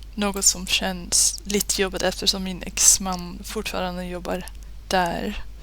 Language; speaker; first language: Swedish; non-native, learner; Dutch